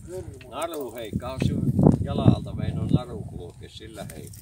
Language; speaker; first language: Finnish; native; Finnish